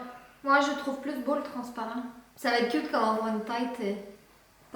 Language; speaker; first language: French; native; French